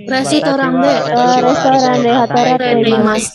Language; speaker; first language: Japanese; non-native, learner; Indonesian